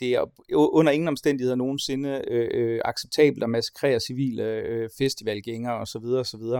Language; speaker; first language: Danish; native; Danish